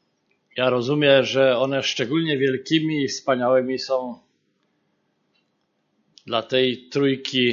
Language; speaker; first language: Polish; native; Polish